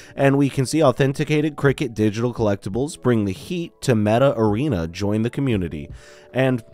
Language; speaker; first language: English; native; English